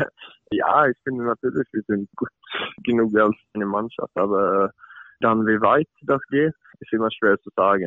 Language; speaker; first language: German; non-native, fluent; Swedish